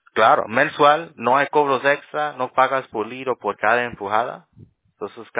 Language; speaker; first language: Spanish; early bilingual, heritage; Spanish